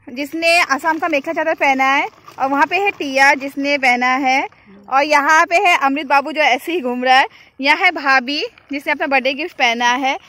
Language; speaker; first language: Hindi; non-native, local second language; Nepali